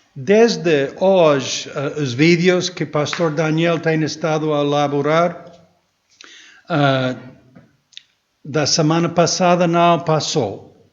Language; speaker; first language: Portuguese; non-native, fluent; English